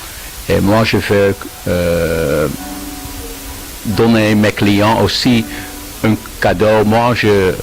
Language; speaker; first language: French; non-native, learner; Dutch